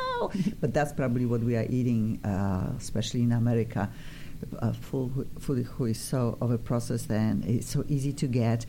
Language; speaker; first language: English; non-native, fluent; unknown